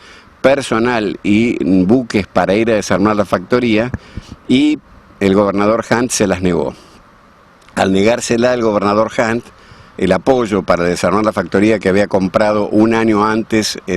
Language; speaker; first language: Spanish; native; Spanish